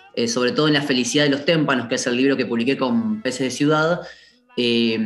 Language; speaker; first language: Spanish; native; Spanish